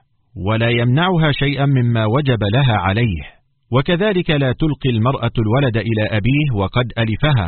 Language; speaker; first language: Arabic; native; Arabic